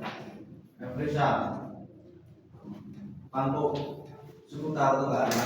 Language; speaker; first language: Indonesian; native; Indonesian